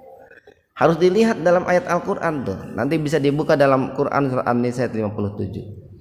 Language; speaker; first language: Indonesian; native; Indonesian